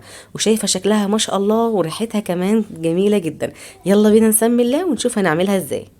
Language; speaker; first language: Arabic; native; Arabic